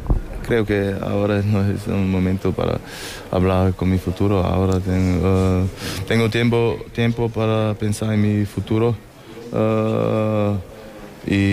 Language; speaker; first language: Spanish; non-native, learner; French